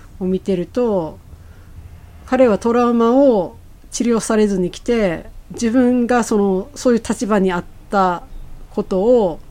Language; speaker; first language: Japanese; native; Japanese